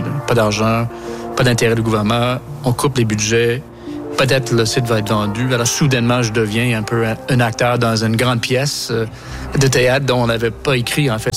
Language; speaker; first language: French; non-native, local second language; English